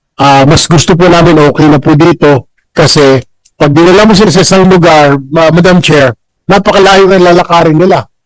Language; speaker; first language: Filipino; native; Filipino